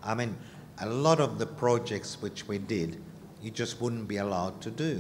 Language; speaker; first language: English; non-native, fluent; Hungarian